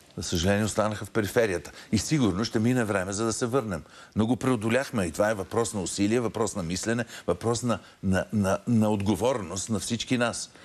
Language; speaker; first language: Bulgarian; native; Bulgarian